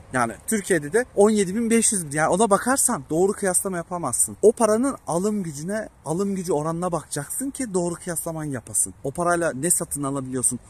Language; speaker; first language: Turkish; native; Turkish